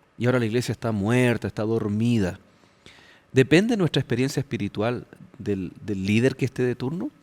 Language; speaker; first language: Spanish; native; Spanish